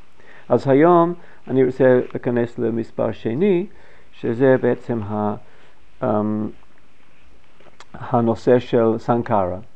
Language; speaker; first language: Hebrew; non-native, fluent; English